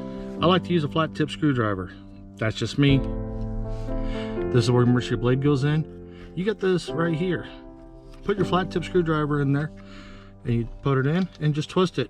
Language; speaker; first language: English; native; English